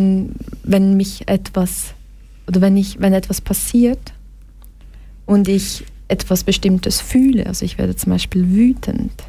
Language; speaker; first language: German; early bilingual, other home language; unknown